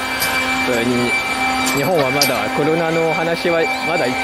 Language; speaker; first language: Japanese; non-native, fluent; French